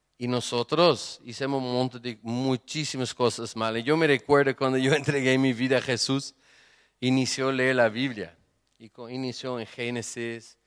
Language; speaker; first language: Spanish; non-native, fluent; Portuguese